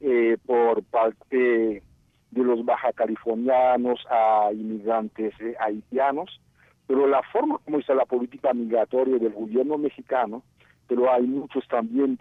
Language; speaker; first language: Spanish; non-native, fluent; Haitian Creole